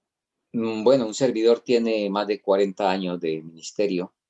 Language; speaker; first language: Spanish; native; Spanish